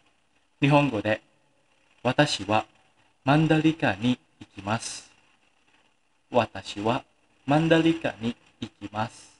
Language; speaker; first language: Japanese; non-native, fluent; Indonesian